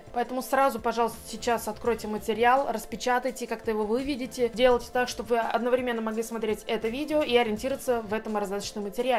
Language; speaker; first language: Russian; native; Russian